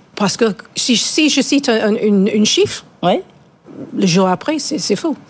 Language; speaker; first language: French; non-native, fluent; English